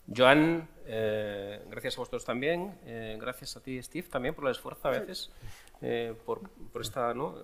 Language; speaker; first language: Spanish; native; Spanish